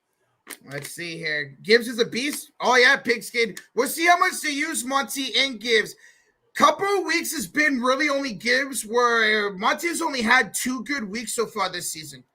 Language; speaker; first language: English; native; English